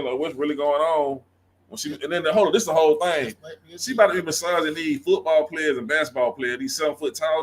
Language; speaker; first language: English; native; English